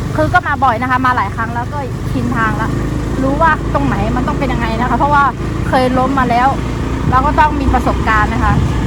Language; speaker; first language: Thai; non-native, local second language; Karen languages